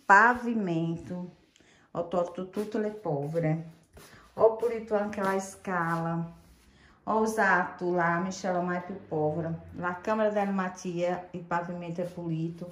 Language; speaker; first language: Italian; non-native, fluent; Portuguese